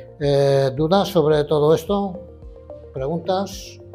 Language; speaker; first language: Spanish; native; Spanish